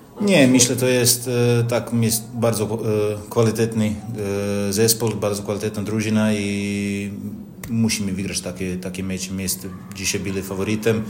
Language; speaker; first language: Polish; non-native, learner; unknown